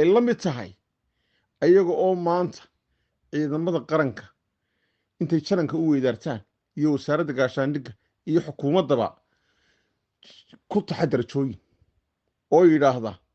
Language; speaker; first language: Somali; native; Somali